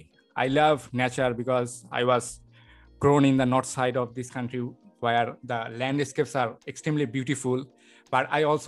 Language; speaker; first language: English; non-native, local second language; Bangla